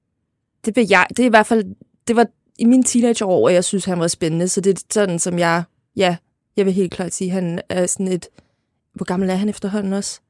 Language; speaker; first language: Danish; native; Danish